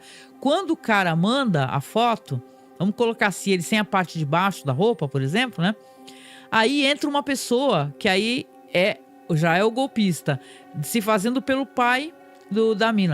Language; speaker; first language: Portuguese; native; Portuguese